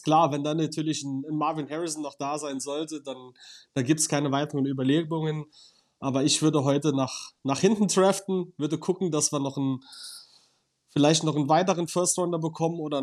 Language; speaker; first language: German; native; German